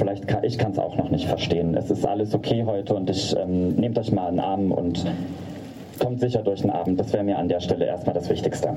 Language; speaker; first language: German; native; German